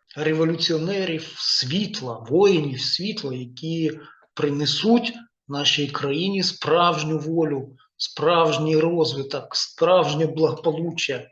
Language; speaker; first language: Ukrainian; non-native, local second language; Russian